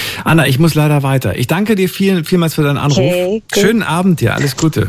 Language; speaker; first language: German; native; German